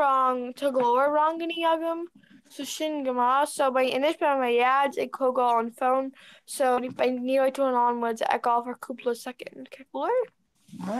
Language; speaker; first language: Irish; non-native, learner; English